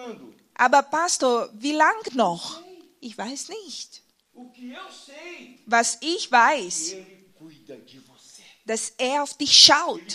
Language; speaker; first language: German; non-native, fluent; Portuguese